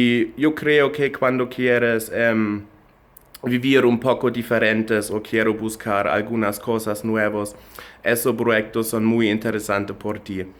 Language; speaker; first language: Spanish; non-native, learner; German